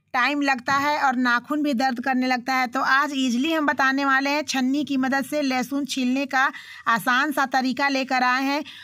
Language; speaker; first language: Hindi; native; Hindi